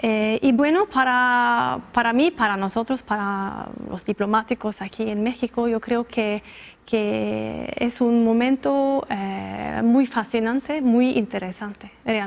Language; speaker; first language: Spanish; non-native, fluent; Norwegian